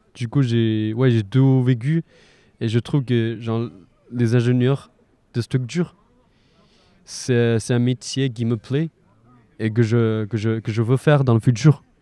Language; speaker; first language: French; non-native, fluent; Chinese